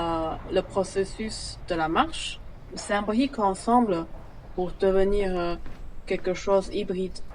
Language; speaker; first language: French; non-native, fluent; Chinese